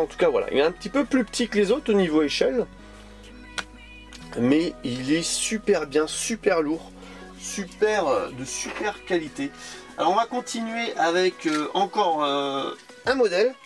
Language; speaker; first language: French; native; French